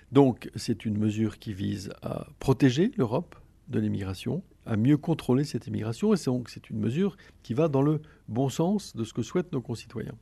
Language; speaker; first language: French; native; French